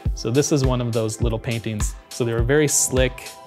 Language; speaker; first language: English; native; English